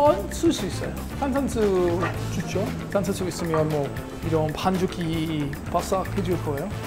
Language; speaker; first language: Korean; non-native, fluent; English